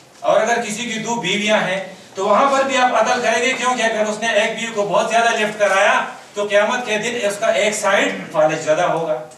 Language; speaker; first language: Urdu; non-native, local second language; Pashto